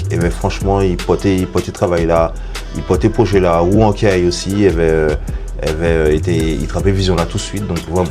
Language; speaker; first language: French; non-native, local second language; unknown